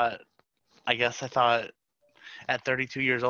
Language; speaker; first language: English; native; English